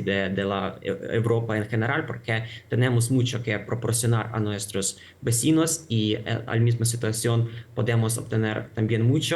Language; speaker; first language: Spanish; non-native, fluent; Ukrainian